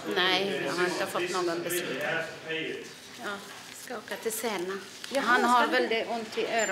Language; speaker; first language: Swedish; non-native, learner; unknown